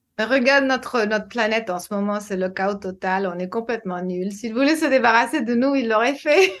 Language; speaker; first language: French; non-native, fluent; English